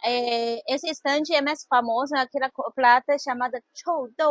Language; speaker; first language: Portuguese; non-native, fluent; Chinese